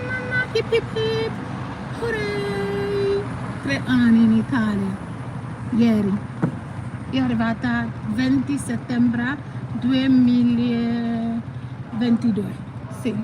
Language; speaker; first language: Italian; non-native, learner; Igbo